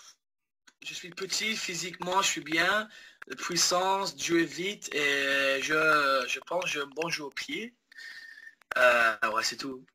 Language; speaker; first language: French; early bilingual, heritage; English